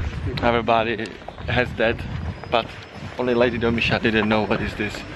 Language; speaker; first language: English; non-native, learner; Czech